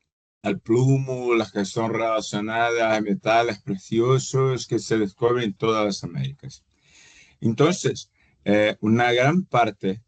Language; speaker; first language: Spanish; non-native, fluent; Portuguese